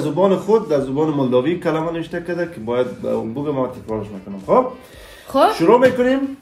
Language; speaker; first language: Persian; native; Persian